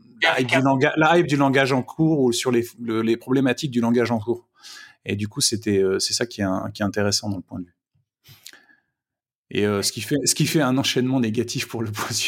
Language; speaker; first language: French; native; French